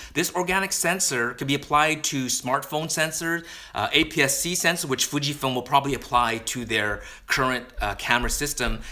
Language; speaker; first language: English; native; English